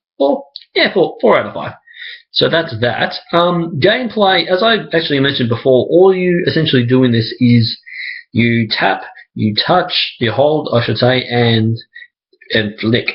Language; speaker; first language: English; native; English